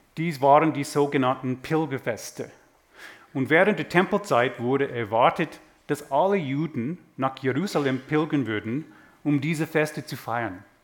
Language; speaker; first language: German; non-native, fluent; English